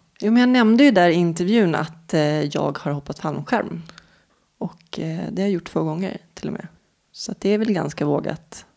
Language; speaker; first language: Swedish; native; Swedish